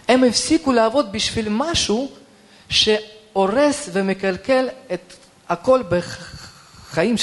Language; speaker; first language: Hebrew; non-native, fluent; Russian